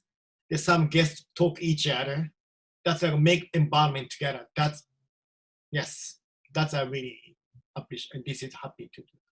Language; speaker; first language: English; non-native, learner; Japanese